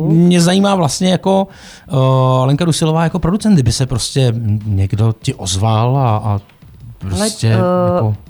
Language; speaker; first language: Czech; native; Czech